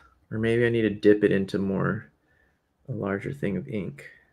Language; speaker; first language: English; native; English